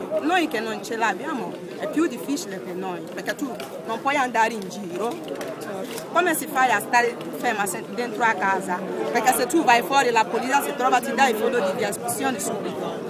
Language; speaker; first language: Italian; non-native, learner; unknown